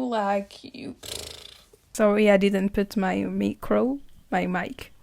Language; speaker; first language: English; non-native, learner; French